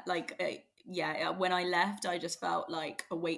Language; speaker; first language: English; native; English